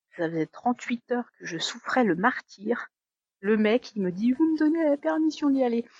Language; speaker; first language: French; native; French